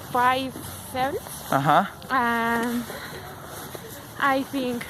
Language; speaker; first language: English; non-native, learner; Spanish